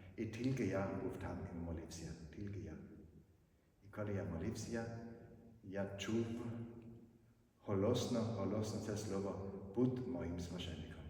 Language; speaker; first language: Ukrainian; non-native, fluent; German